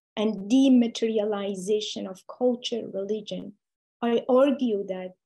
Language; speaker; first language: English; non-native, fluent; Persian